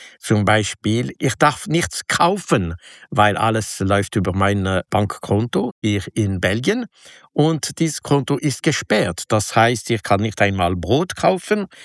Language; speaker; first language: German; non-native, local second language; French